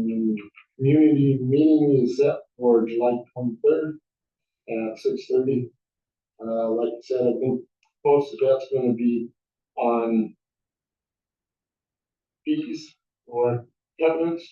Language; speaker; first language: English; native; English